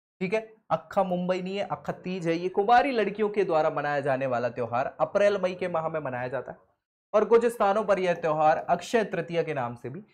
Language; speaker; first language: Hindi; native; Hindi